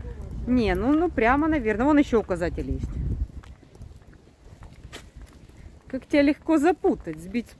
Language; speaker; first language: Russian; native; Russian